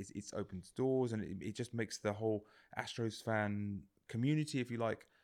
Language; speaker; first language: English; native; English